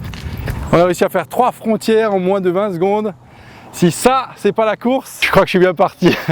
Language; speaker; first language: French; native; French